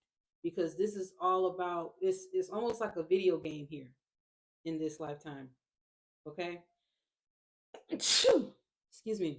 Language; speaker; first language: English; native; English